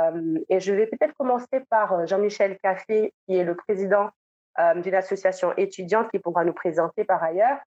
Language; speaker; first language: French; native; French